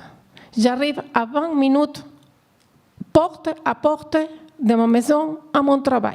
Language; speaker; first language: French; non-native, learner; Spanish